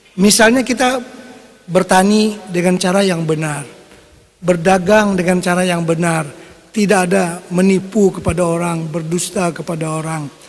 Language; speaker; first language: Indonesian; non-native, local second language; Banjar